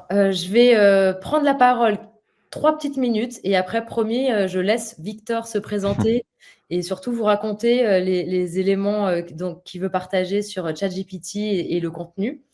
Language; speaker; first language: French; native; French